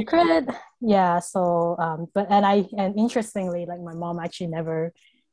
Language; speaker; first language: English; non-native, local second language; Cantonese